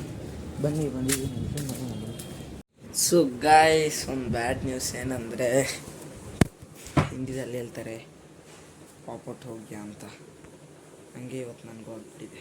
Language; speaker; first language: Kannada; native; Kannada